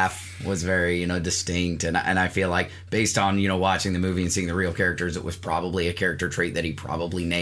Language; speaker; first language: English; native; English